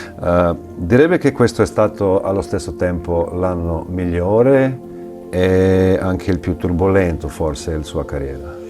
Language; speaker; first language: Italian; non-native, fluent; Slovenian